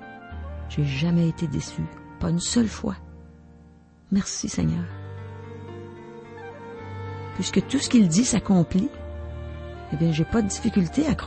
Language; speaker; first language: French; native; French